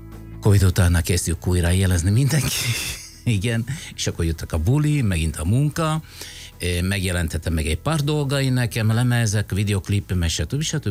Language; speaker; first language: Hungarian; non-native, fluent; Italian